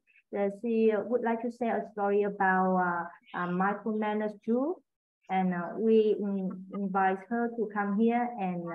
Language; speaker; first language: English; non-native, learner; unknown